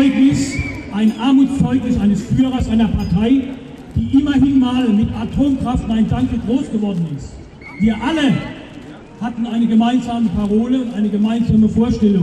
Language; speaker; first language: German; native; German